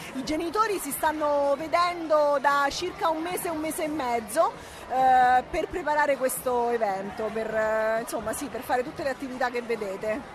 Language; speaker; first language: Italian; native; Italian